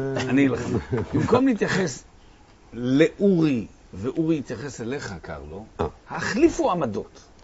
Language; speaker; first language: Hebrew; native; Hebrew